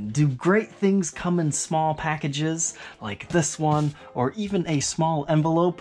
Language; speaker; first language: English; native; English